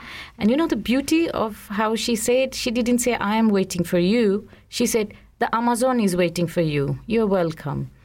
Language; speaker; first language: English; non-native, local second language; Bangla